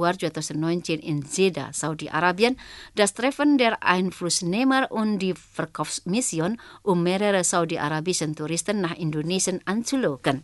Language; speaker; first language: German; non-native, fluent; Indonesian